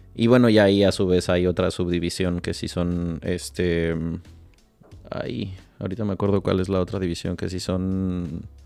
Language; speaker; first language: Spanish; native; Spanish